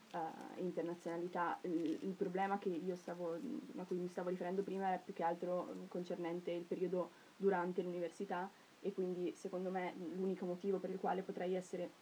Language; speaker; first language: Italian; native; Italian